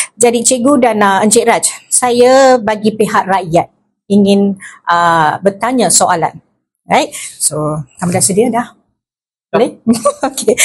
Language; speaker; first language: Malay; non-native, local second language; Tamil